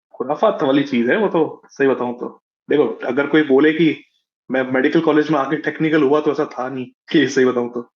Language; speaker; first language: Hindi; native; Hindi